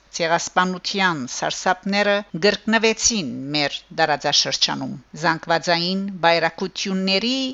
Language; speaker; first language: Armenian; early bilingual, heritage; Armenian